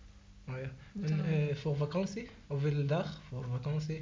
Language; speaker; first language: Dutch; non-native, learner; Arabic